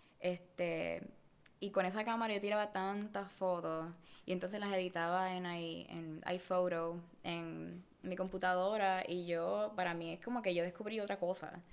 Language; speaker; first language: Spanish; native; Spanish